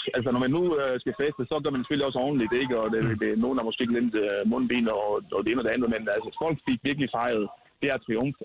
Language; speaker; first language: Danish; non-native, fluent; Italian